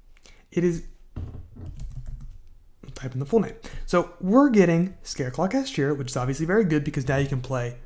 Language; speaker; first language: English; native; English